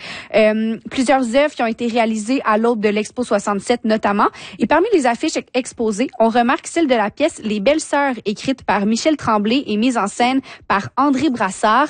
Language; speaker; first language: French; native; French